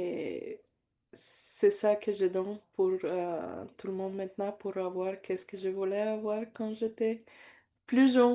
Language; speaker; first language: French; non-native, learner; Bulgarian